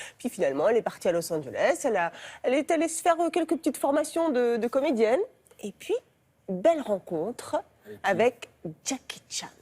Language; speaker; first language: French; native; French